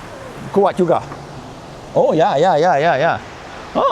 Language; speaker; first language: Indonesian; non-native, fluent; English